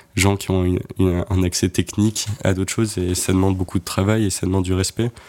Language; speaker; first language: French; native; French